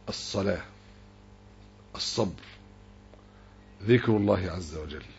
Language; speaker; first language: Arabic; native; Arabic